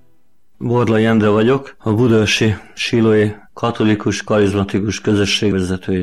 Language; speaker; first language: Hungarian; native; Hungarian